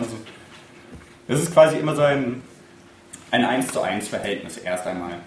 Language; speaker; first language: German; native; German